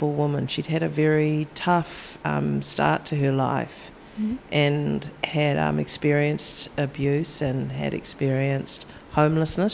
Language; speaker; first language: English; native; English